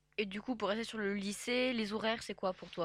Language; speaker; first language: French; native; French